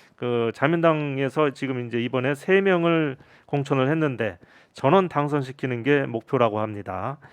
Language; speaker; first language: Korean; native; Korean